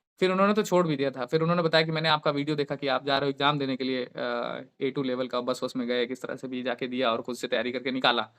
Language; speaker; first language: Hindi; native; Hindi